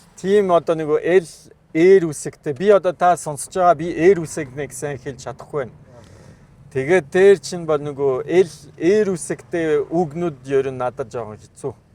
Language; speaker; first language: Mongolian; non-native, fluent; French